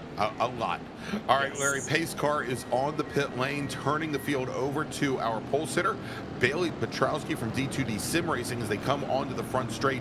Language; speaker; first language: English; native; English